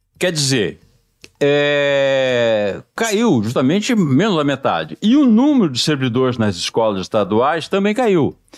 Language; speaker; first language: Portuguese; native; Portuguese